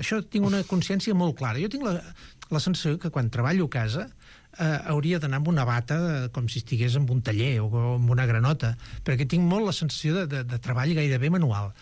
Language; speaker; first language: Catalan; native; Catalan